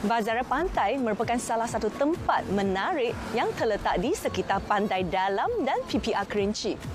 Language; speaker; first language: Malay; native; Malay